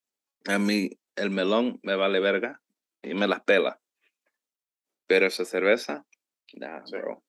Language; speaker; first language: Spanish; early bilingual, heritage; Spanish